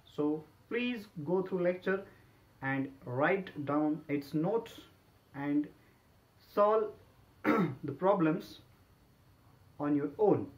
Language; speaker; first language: English; non-native, local second language; Marathi